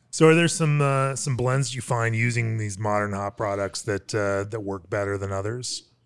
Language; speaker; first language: English; native; English